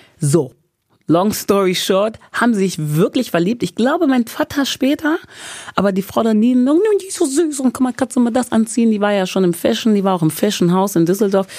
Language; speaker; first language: German; early bilingual, other home language; English